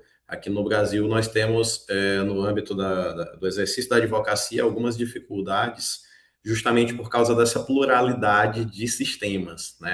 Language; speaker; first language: Portuguese; native; Portuguese